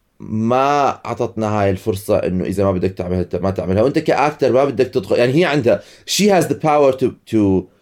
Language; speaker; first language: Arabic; native; Arabic